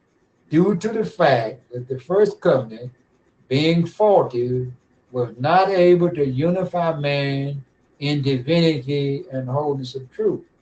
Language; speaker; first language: English; native; English